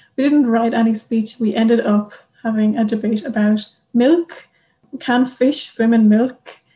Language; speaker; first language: English; native; English